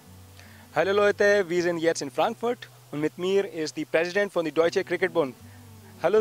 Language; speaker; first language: German; non-native, learner; Urdu